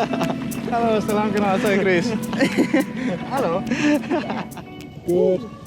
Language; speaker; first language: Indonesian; non-native, learner; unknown